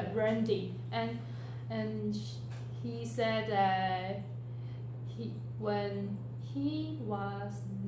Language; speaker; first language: English; non-native, learner; Chinese